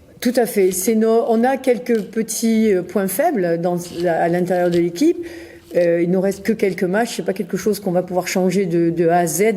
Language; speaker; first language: French; native; French